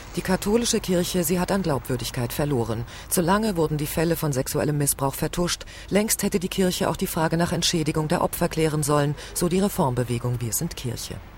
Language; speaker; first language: German; native; German